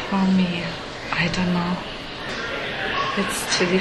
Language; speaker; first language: English; non-native, learner; Japanese